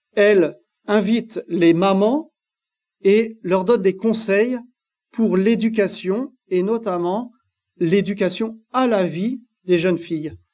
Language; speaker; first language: French; native; French